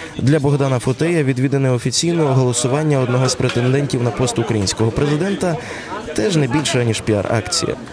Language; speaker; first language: Ukrainian; native; Ukrainian